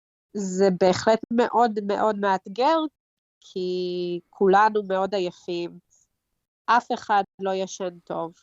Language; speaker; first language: Hebrew; early bilingual, heritage; Hebrew